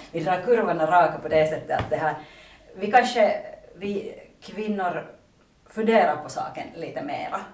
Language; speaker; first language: Swedish; native; Swedish